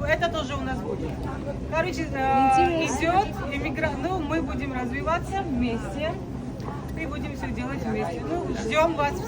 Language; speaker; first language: Russian; non-native, fluent; Georgian